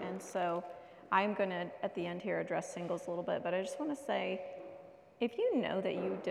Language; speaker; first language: English; native; English